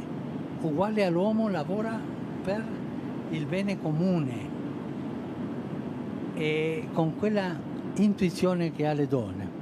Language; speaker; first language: Italian; non-native, fluent; Spanish